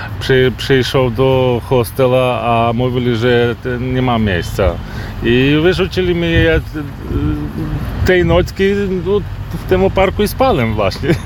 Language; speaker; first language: Polish; non-native, learner; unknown